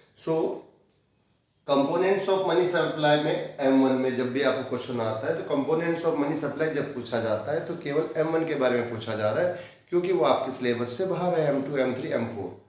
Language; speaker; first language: Hindi; native; Hindi